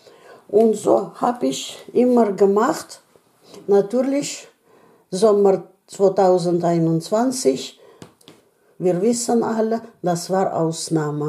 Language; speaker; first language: German; non-native, learner; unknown